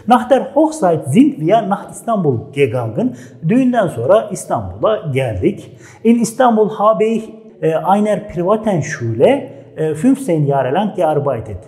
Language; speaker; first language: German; non-native, fluent; Turkish